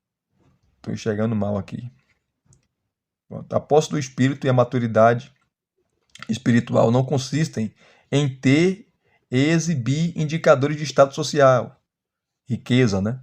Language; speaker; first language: Portuguese; native; Portuguese